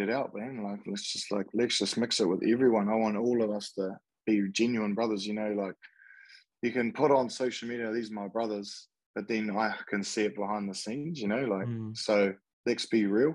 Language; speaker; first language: English; native; English